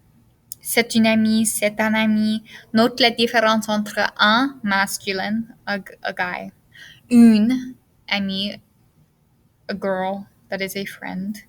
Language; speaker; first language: French; non-native, fluent; English